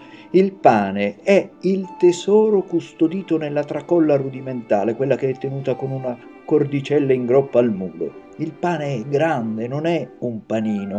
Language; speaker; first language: Italian; native; Italian